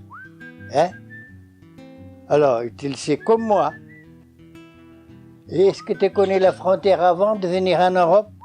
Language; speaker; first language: French; non-native, learner; Portuguese